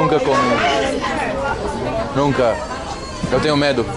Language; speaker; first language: Portuguese; non-native, learner; English